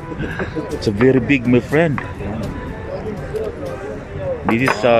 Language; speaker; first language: English; non-native, local second language; Filipino